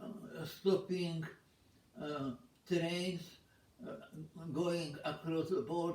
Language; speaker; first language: English; non-native, fluent; Czech